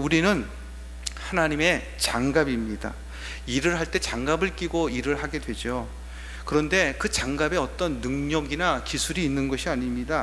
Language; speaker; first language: Korean; native; Korean